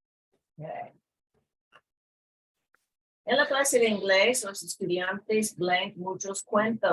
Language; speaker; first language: Spanish; non-native, fluent; English